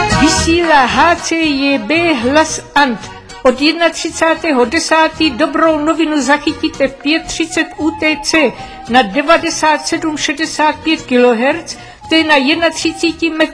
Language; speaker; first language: Czech; native; Czech